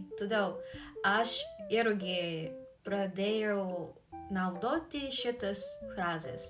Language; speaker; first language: Lithuanian; non-native, fluent; Japanese